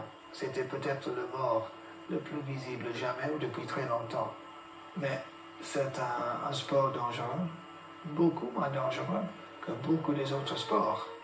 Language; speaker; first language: French; non-native, fluent; English